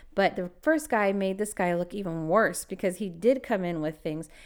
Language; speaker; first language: English; native; English